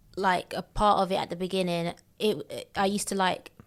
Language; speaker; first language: English; native; English